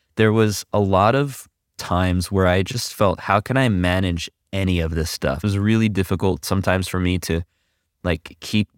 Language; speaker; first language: English; native; English